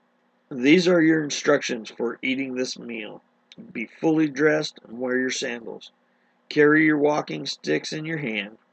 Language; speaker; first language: English; native; English